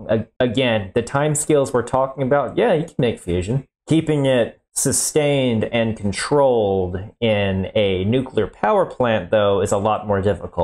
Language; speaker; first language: English; native; English